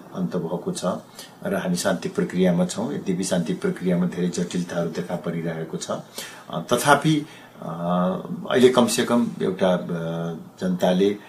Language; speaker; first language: Nepali; native; Nepali